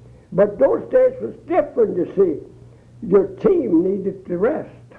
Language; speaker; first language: English; early bilingual, other home language; Swedish